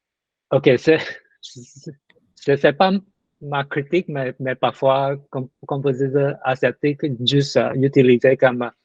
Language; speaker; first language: French; non-native, learner; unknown